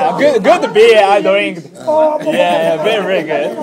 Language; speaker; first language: English; non-native, learner; Japanese